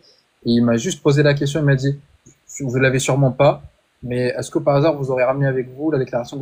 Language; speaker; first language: French; non-native, fluent; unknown